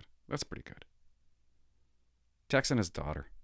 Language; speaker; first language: English; native; English